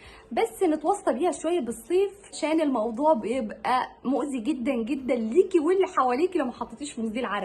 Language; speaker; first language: Arabic; native; Arabic